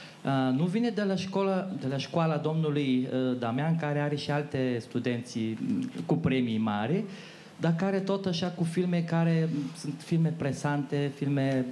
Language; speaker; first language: Romanian; non-native, learner; Bulgarian